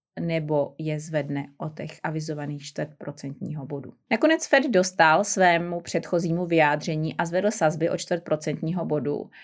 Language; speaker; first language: Czech; native; Czech